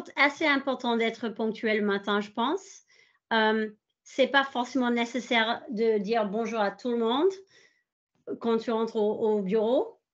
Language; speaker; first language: French; non-native, fluent; English